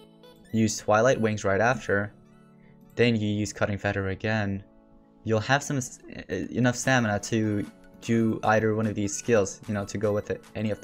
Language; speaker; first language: English; native; English